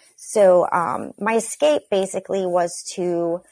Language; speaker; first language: English; native; English